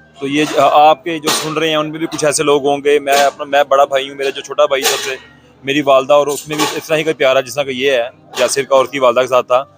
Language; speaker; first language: Urdu; native; Urdu